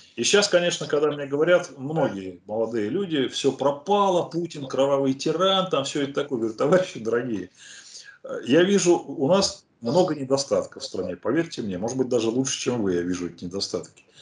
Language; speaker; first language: Russian; native; Russian